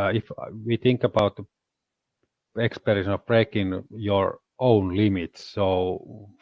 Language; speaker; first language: English; non-native, learner; Finnish